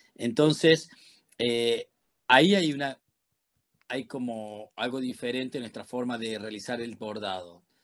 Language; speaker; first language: Spanish; native; Spanish